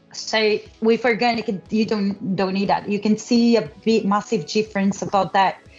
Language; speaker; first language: English; non-native, learner; Portuguese